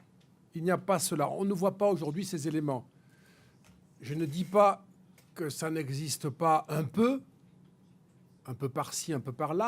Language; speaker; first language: French; native; French